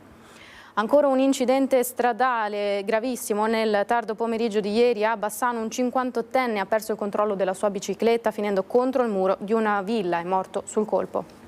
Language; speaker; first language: Italian; native; Italian